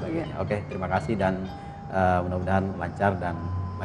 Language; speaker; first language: Indonesian; native; Indonesian